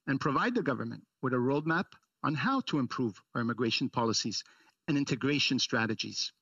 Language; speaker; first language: English; early bilingual, other home language; Italian